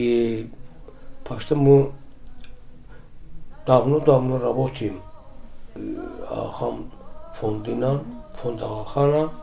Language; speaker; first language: Russian; non-native, learner; Azerbaijani